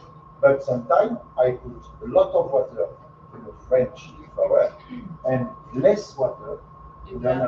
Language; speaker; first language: English; non-native, learner; French